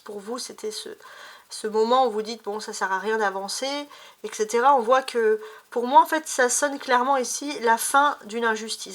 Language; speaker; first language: French; native; French